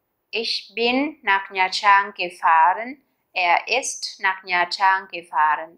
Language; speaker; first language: German; non-native, fluent; Vietnamese